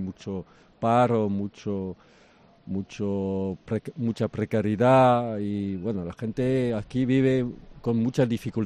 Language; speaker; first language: Spanish; early bilingual, heritage; French